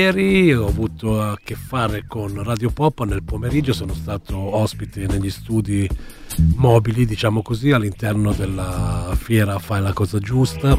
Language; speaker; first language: Italian; native; Italian